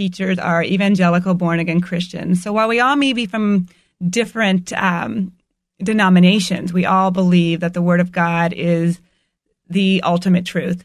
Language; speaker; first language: English; native; English